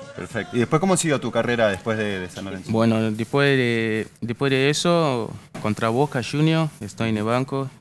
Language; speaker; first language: Spanish; non-native, fluent; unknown